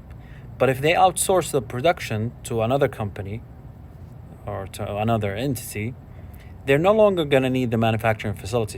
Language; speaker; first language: English; non-native, fluent; Arabic